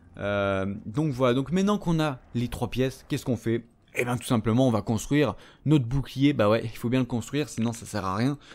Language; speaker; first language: French; native; French